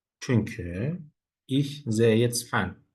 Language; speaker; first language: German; non-native, fluent; Turkish